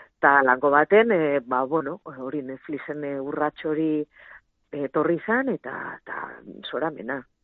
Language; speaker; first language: Basque; non-native, local second language; Spanish